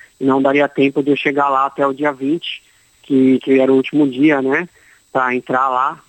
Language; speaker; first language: Portuguese; native; Portuguese